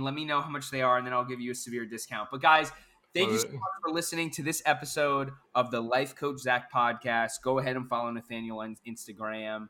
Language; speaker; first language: English; native; English